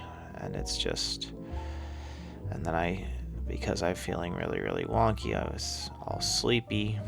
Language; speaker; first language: English; native; English